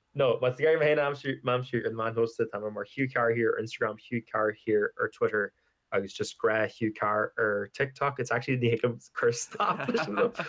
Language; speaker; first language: Irish; native; Irish